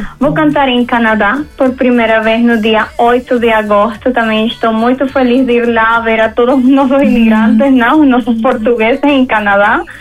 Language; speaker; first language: Portuguese; early bilingual, heritage; Portuguese